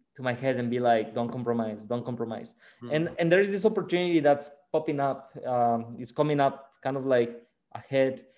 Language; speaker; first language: English; non-native, fluent; Spanish